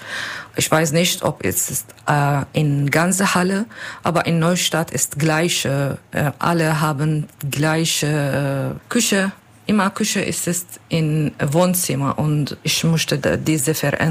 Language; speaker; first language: German; non-native, learner; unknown